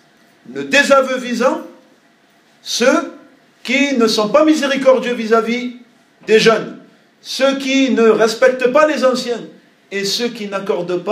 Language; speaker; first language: French; native; French